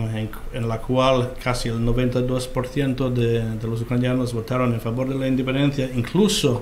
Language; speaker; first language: Spanish; non-native, fluent; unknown